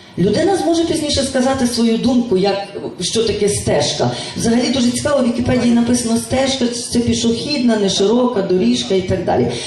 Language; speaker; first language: Ukrainian; native; Ukrainian